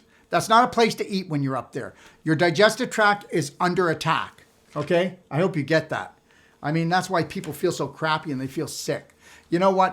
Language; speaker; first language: English; native; English